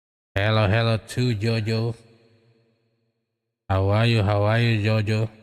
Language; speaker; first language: English; non-native, learner; Indonesian